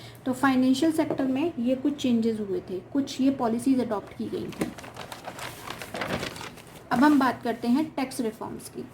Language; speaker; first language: Hindi; native; Hindi